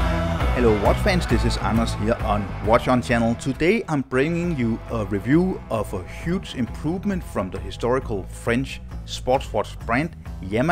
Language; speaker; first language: English; non-native, fluent; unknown